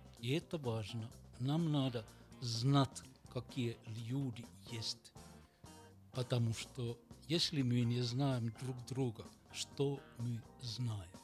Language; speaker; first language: Russian; non-native, learner; Finnish